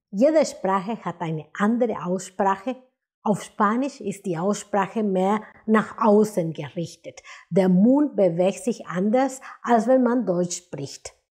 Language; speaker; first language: German; non-native, fluent; Spanish